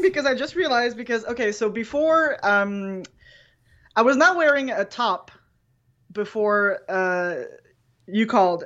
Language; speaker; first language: English; non-native, fluent; French